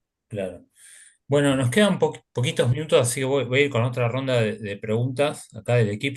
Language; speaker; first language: Spanish; native; Spanish